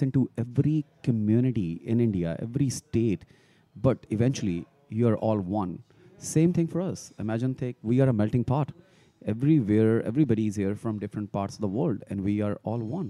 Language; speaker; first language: English; non-native, local second language; Punjabi